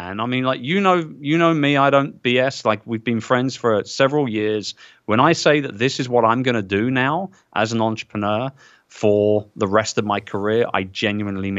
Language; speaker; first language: English; native; English